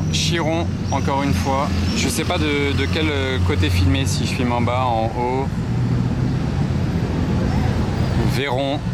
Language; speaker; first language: French; native; French